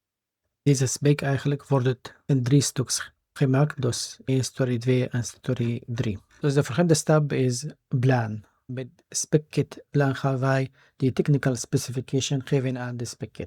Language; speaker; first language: Dutch; non-native, fluent; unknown